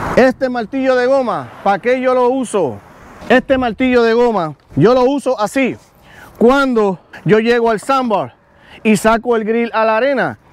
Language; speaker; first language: Spanish; native; Spanish